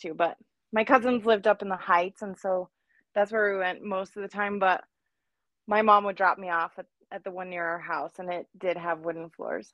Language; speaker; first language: English; native; English